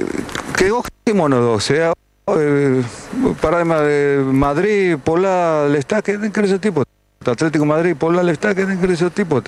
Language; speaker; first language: Greek; non-native, fluent; Spanish